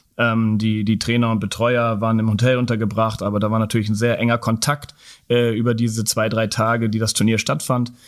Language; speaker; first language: German; native; German